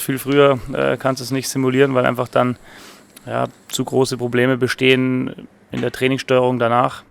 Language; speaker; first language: German; native; German